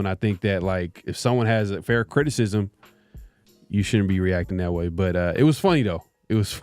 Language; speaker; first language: English; native; English